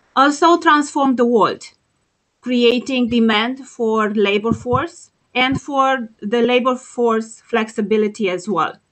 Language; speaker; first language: English; non-native, fluent; Romanian